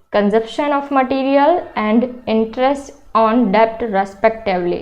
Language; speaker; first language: English; non-native, local second language; Gujarati